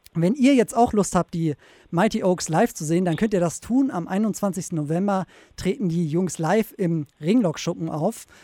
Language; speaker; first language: German; native; German